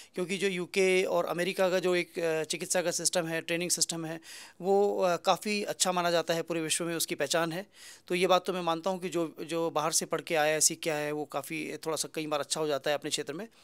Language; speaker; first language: Hindi; native; Hindi